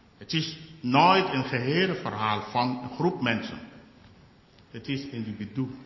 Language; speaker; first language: Dutch; non-native, fluent; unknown